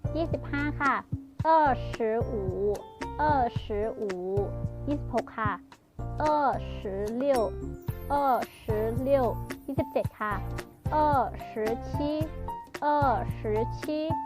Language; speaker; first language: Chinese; non-native, fluent; Thai